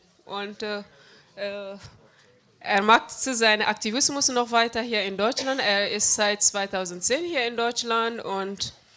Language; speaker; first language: German; non-native, fluent; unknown